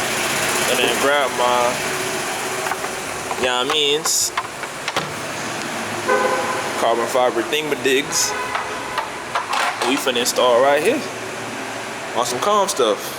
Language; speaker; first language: English; native; English